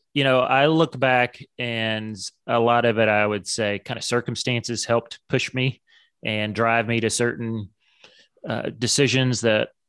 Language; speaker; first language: English; native; English